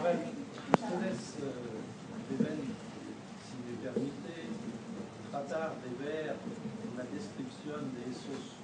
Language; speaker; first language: Spanish; non-native, fluent; French